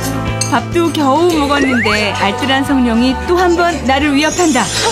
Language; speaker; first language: Korean; native; Korean